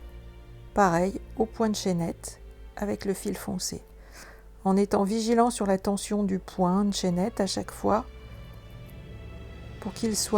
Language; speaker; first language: French; native; French